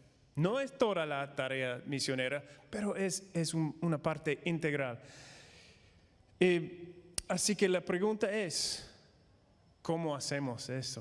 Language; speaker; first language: Spanish; non-native, fluent; English